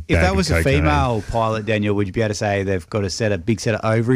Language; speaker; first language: English; native; English